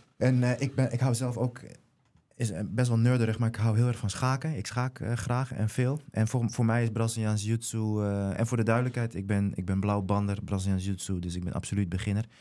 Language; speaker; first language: Dutch; native; Dutch